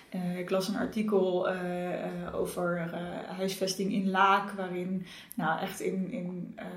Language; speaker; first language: Dutch; native; Dutch